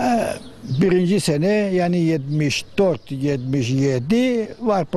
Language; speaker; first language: Turkish; non-native, local second language; Arabic